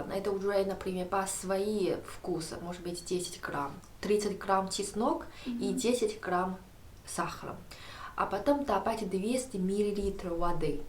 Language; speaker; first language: Russian; non-native, learner; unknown